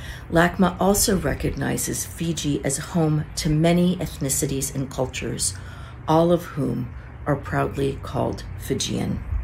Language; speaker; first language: English; native; English